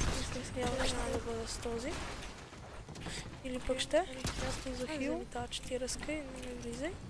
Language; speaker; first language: Bulgarian; native; Bulgarian